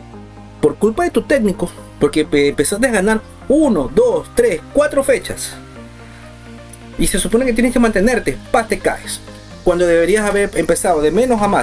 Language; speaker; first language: Spanish; native; Spanish